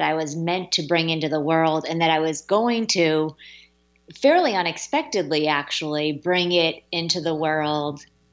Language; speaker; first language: English; native; English